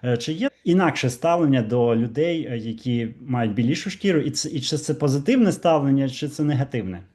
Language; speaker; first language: Ukrainian; native; Ukrainian